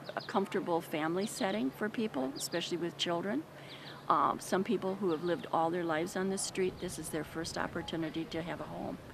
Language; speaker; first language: English; native; English